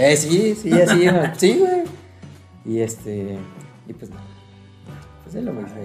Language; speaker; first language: Spanish; native; Spanish